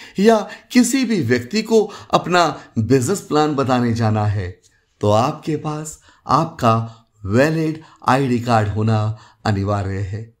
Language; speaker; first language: Hindi; native; Hindi